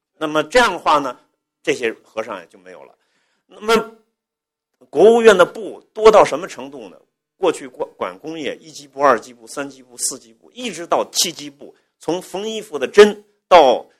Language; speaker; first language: Chinese; native; Chinese